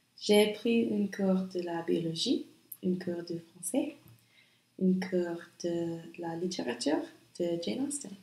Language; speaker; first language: French; non-native, learner; English